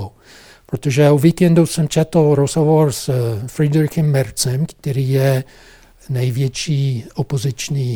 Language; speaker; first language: Czech; non-native, fluent; English